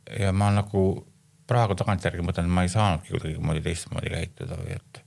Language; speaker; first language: Estonian; native; Estonian